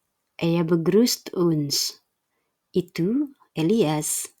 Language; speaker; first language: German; non-native, fluent; Indonesian